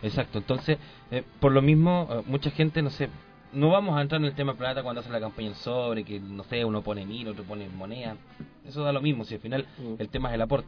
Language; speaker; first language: Spanish; native; Spanish